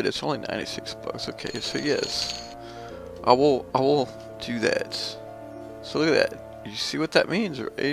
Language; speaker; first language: English; native; English